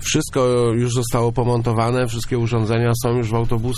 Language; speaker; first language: Polish; native; Polish